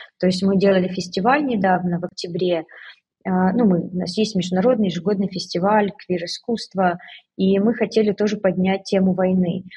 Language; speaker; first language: Russian; native; Russian